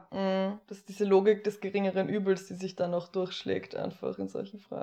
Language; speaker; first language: German; native; German